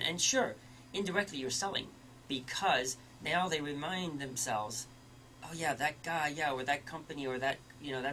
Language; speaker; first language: English; early bilingual, other home language; French